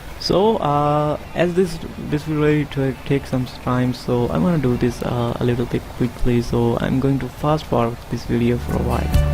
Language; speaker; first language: English; non-native, fluent; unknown